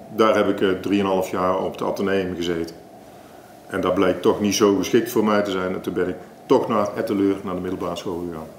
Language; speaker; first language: Dutch; native; Dutch